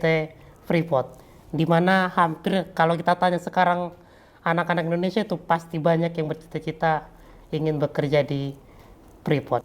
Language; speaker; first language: Malay; native; Malay